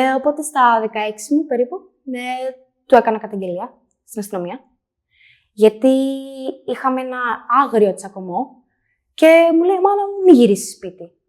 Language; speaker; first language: Greek; native; Greek